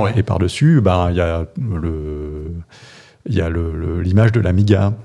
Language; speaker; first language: French; non-native, fluent; English